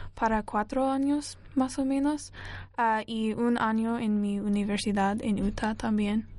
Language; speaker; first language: Spanish; non-native, learner; English